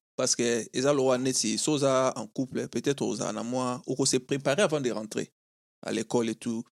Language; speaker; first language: French; non-native, local second language; Lingala